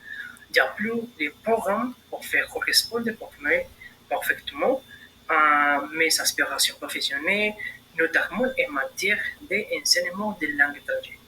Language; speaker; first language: French; non-native, learner; Spanish